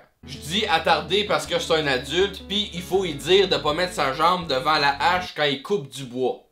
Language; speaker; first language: French; native; French